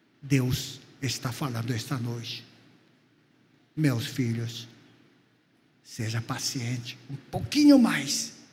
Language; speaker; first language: Portuguese; non-native, fluent; Korean